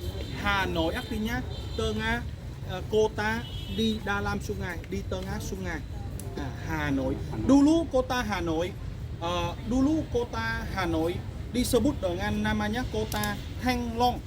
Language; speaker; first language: Indonesian; non-native, fluent; Vietnamese